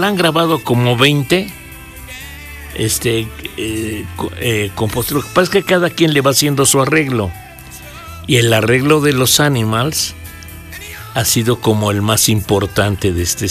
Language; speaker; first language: Spanish; native; Spanish